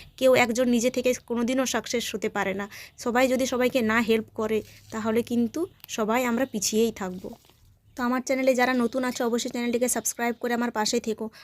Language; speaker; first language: Bangla; native; Bangla